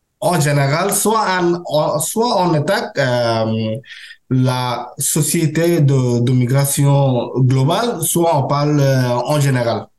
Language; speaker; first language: French; non-native, learner; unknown